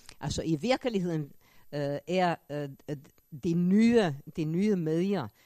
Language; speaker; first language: Danish; non-native, fluent; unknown